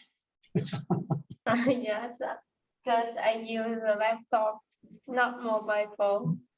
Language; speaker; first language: English; non-native, learner; Vietnamese